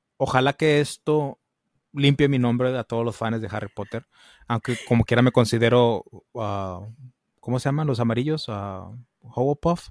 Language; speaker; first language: Spanish; early bilingual, heritage; Spanish